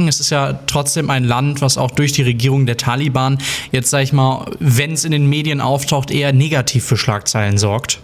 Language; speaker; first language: German; native; German